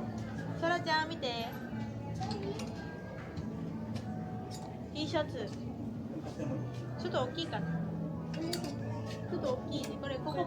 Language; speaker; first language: Japanese; non-native, fluent; Filipino